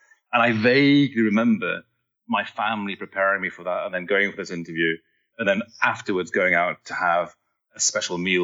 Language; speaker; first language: English; native; English